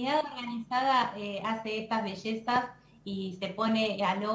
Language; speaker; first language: Spanish; native; Spanish